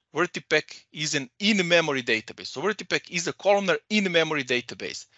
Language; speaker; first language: English; non-native, fluent; Serbian